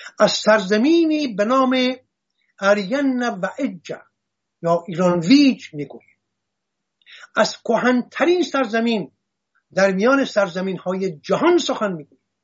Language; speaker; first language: Persian; non-native, local second language; Assyrian Neo-Aramaic